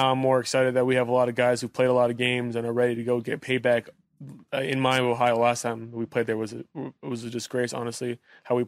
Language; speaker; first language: English; native; English